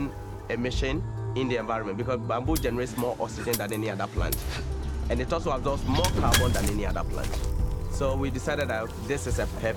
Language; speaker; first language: English; non-native, local second language; Akan